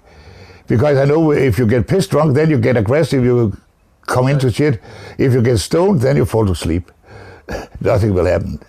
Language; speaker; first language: English; non-native, fluent; Danish